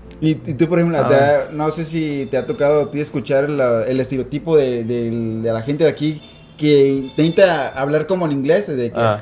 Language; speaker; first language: Spanish; native; Spanish